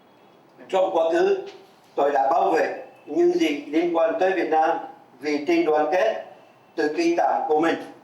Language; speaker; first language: Vietnamese; non-native, fluent; French